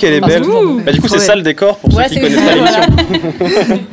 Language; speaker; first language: French; native; French